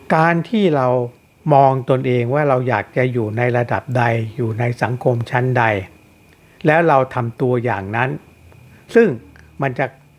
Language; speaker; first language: Thai; native; Thai